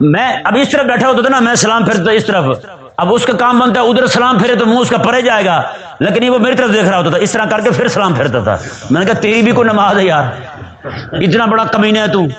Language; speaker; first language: Urdu; non-native, local second language; Punjabi